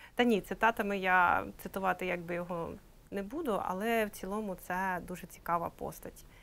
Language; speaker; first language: Ukrainian; native; Ukrainian